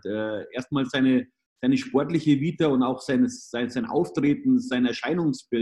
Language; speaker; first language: German; native; German